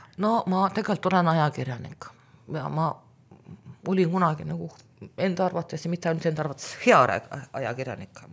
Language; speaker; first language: Estonian; non-native, local second language; Russian